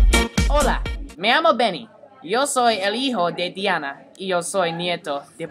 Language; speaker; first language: Spanish; non-native, learner; English